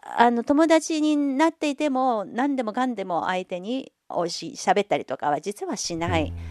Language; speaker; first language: Japanese; non-native, fluent; Chinese